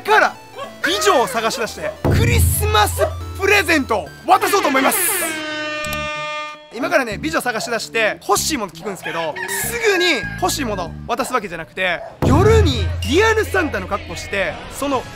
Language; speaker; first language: Japanese; native; Japanese